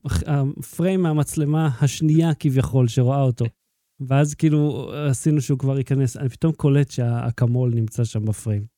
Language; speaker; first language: Hebrew; native; Hebrew